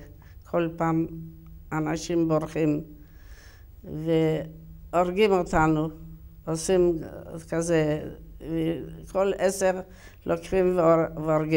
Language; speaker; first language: Hebrew; non-native, learner; Yiddish